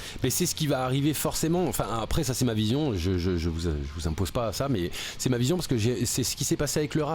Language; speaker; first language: French; native; French